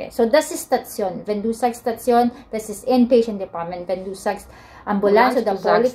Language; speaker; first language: German; non-native, learner; Filipino